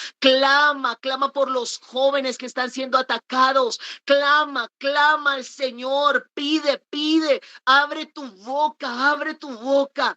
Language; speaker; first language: Spanish; native; Spanish